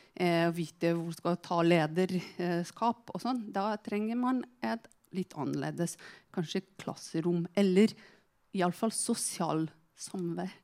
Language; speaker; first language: Norwegian; non-native, fluent; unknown